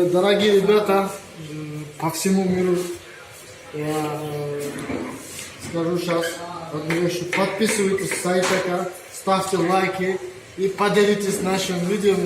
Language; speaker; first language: Russian; non-native, fluent; Tajik